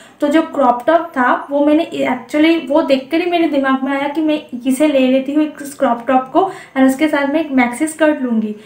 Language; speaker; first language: Hindi; non-native, local second language; Bangla